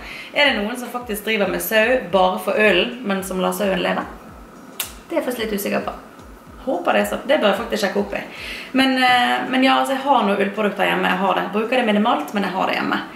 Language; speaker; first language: Norwegian; native; Norwegian